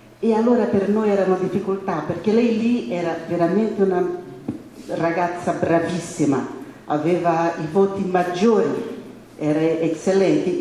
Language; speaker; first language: Italian; non-native, fluent; Spanish